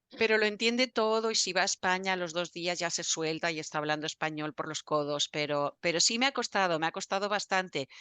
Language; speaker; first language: Spanish; native; Spanish